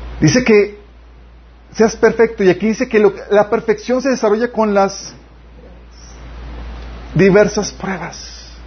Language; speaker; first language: Spanish; native; Spanish